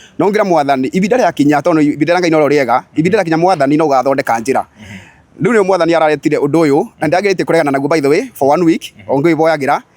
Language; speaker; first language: Kikuyu; non-native, local second language; Embu